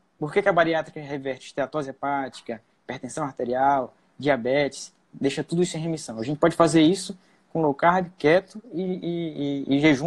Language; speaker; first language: Portuguese; native; Portuguese